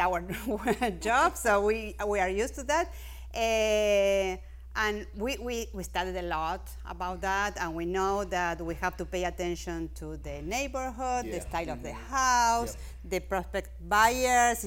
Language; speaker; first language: English; non-native, fluent; Spanish